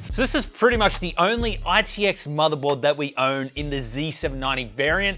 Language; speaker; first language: English; native; English